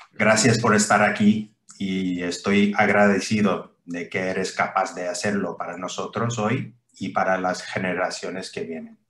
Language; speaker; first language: Spanish; early bilingual, heritage; English